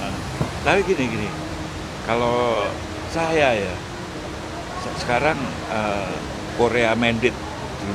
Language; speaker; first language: Indonesian; native; Indonesian